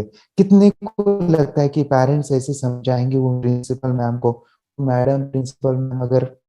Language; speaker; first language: Hindi; native; Hindi